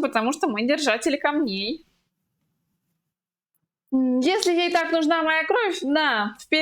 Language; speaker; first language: Russian; native; Russian